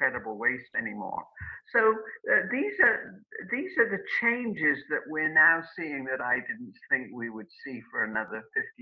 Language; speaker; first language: English; native; English